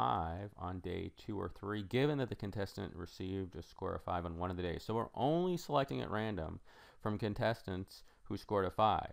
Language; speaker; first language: English; native; English